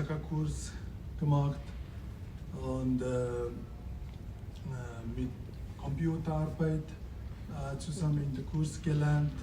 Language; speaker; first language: German; non-native, learner; Tibetan